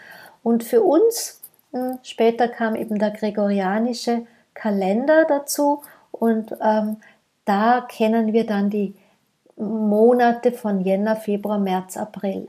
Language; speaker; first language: German; native; German